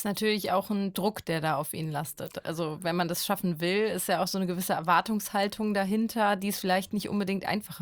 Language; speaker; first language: German; native; German